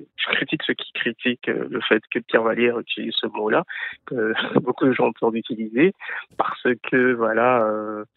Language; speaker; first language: French; non-native, local second language; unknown